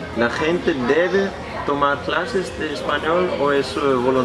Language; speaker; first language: Spanish; non-native, learner; Danish